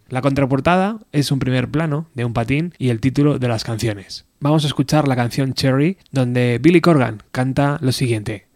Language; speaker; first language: Spanish; native; Spanish